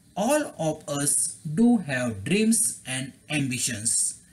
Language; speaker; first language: English; non-native, local second language; Marathi